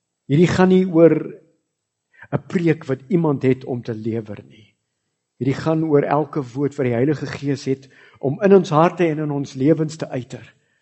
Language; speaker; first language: Afrikaans; early bilingual, heritage; Afrikaans